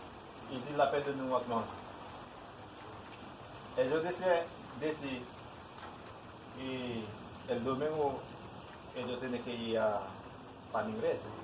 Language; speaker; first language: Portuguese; non-native, learner; Spanish